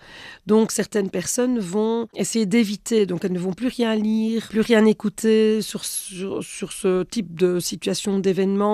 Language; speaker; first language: French; native; French